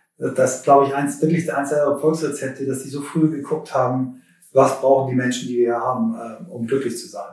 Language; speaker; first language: German; native; German